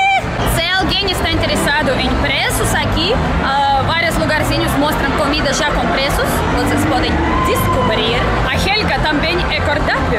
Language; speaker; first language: Portuguese; non-native, fluent; Russian